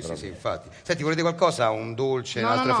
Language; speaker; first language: Italian; native; Italian